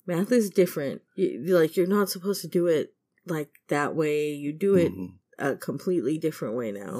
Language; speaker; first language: English; native; English